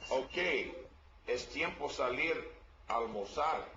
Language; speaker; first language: Spanish; non-native, learner; English